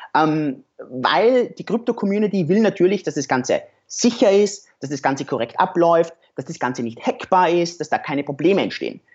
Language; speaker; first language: German; native; German